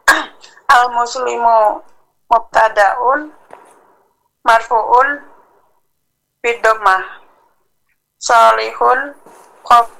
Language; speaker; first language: Arabic; non-native, learner; Indonesian